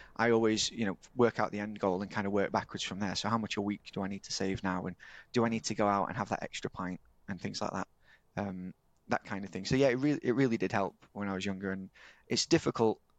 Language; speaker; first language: English; native; English